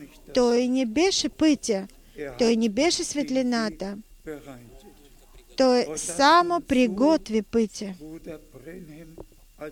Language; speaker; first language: Bulgarian; non-native, fluent; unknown